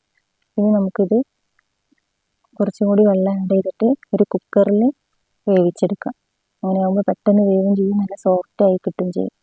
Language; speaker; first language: Malayalam; native; Malayalam